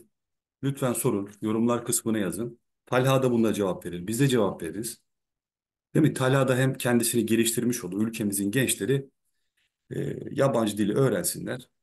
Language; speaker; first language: Turkish; native; Turkish